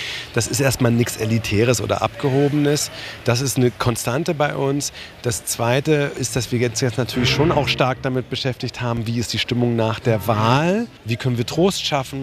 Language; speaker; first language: German; native; German